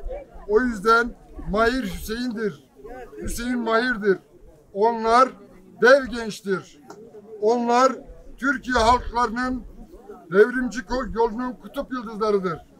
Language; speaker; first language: Turkish; native; Turkish